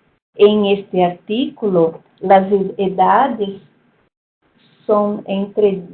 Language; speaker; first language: Spanish; non-native, fluent; Portuguese